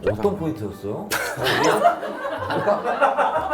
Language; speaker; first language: Korean; native; Korean